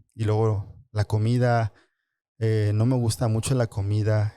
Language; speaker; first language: Spanish; early bilingual, other home language; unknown